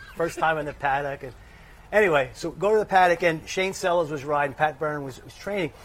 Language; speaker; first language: English; native; English